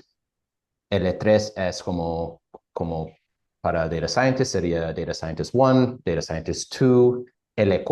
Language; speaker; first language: Spanish; non-native, fluent; English